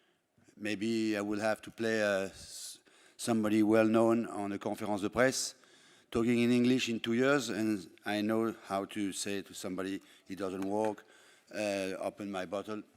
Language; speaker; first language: English; non-native, fluent; French